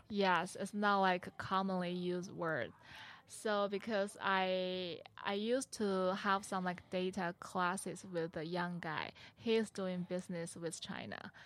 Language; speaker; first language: English; non-native, learner; Chinese